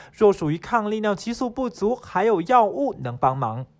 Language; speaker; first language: Chinese; native; Chinese